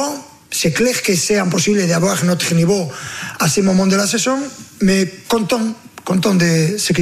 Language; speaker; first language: French; non-native, learner; Spanish